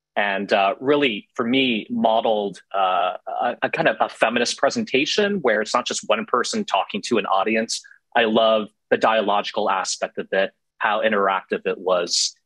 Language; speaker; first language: English; native; English